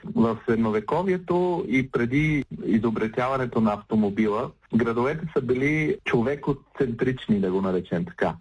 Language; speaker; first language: Bulgarian; native; Bulgarian